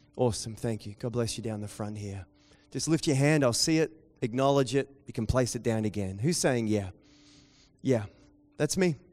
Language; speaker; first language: English; native; English